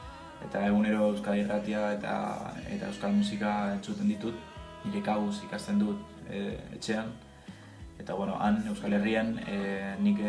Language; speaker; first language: Basque; non-native, learner; Spanish